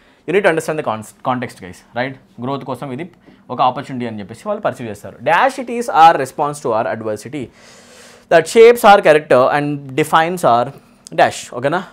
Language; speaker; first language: English; non-native, local second language; Telugu